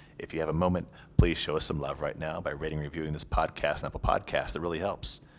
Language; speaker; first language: English; native; English